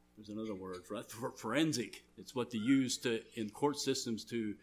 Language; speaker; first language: English; early bilingual, other home language; German